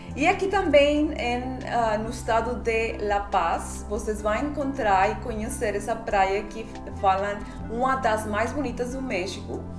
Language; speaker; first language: Portuguese; non-native, fluent; Spanish